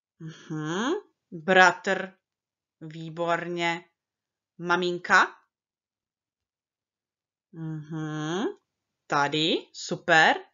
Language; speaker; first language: Czech; early bilingual, heritage; Czech